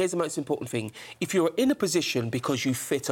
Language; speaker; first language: English; native; English